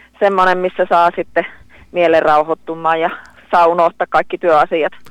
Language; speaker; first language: Finnish; native; Finnish